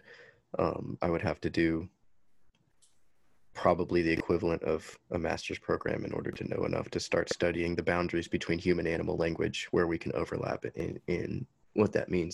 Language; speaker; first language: English; native; English